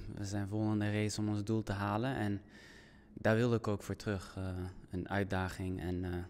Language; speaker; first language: Dutch; native; Dutch